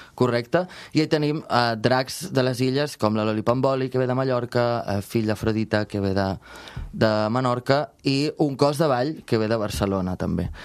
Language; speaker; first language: Catalan; native; Catalan